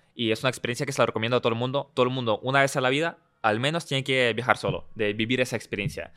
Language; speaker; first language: Spanish; early bilingual, other home language; Russian